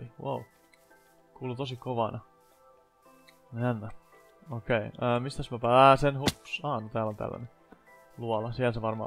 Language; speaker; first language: Finnish; native; Finnish